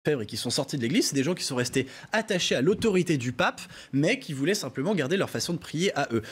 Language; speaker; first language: French; native; French